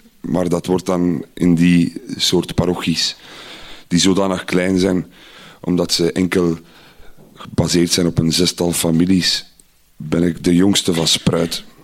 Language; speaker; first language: Dutch; native; Dutch